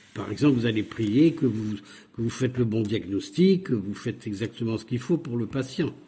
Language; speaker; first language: French; native; French